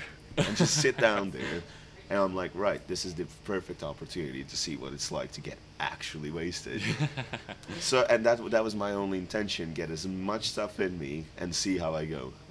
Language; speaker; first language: English; non-native, fluent; Croatian